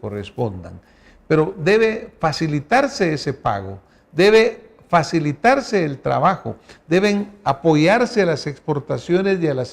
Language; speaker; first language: Spanish; native; Spanish